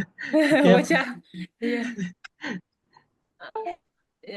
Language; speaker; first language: English; non-native, learner; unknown